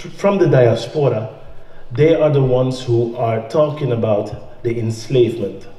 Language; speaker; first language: English; non-native, fluent; Dutch